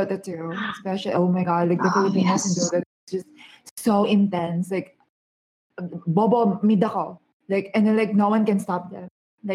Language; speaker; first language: English; non-native, local second language; Filipino